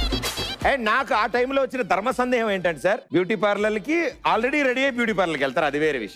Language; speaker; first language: Telugu; native; Telugu